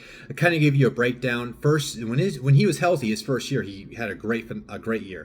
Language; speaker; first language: English; native; English